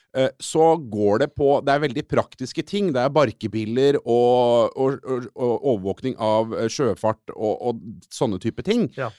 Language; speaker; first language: Norwegian; native; Norwegian